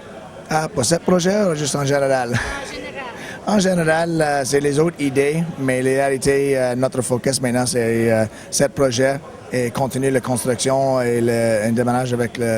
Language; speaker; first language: French; non-native, learner; English